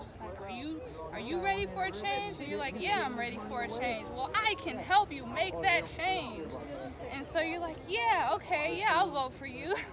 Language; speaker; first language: English; native; English